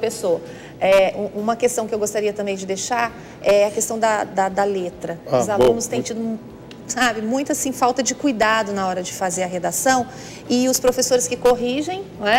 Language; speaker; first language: Portuguese; native; Portuguese